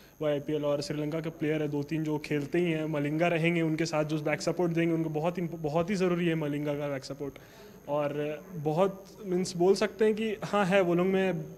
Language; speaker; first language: Hindi; native; Hindi